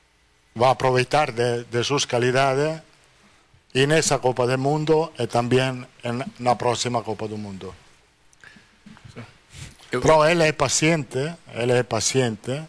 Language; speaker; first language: Portuguese; non-native, fluent; Italian